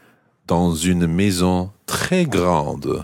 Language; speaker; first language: French; non-native, fluent; English